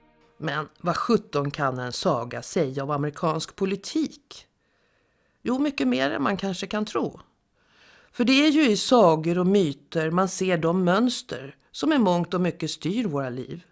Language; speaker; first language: Swedish; native; Swedish